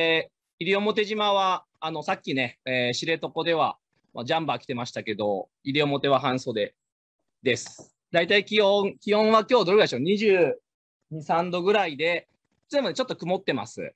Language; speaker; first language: Japanese; native; Japanese